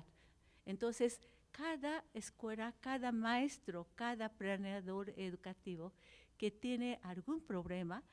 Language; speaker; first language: Spanish; non-native, fluent; Japanese